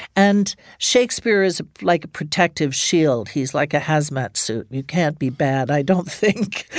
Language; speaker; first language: English; native; English